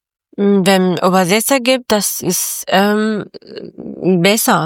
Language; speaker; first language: German; non-native, learner; Persian